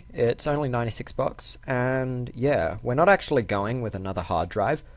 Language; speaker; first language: English; native; English